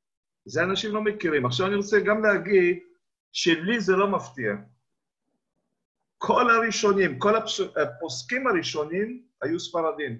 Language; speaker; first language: Hebrew; non-native, fluent; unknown